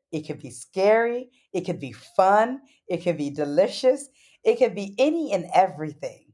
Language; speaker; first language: English; native; English